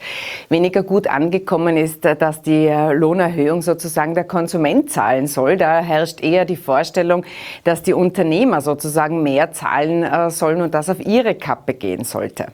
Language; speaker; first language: German; native; German